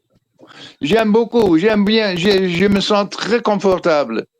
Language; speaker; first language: French; non-native, fluent; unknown